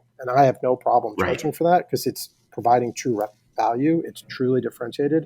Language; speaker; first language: English; native; English